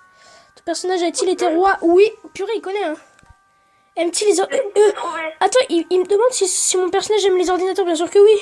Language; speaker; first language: French; native; French